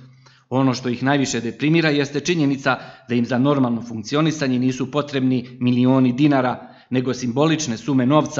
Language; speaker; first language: Serbian; native; Serbian